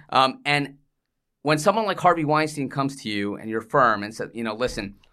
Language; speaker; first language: English; native; English